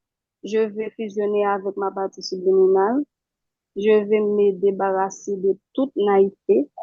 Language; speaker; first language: French; non-native, local second language; Haitian Creole